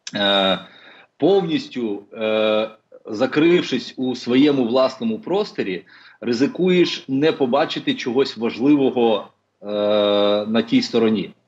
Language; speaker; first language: Ukrainian; non-native, local second language; Russian